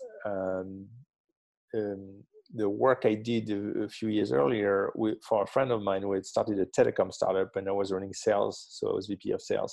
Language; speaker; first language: English; non-native, fluent; French